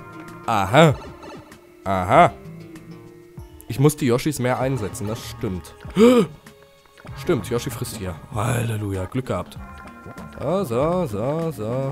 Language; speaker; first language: German; native; German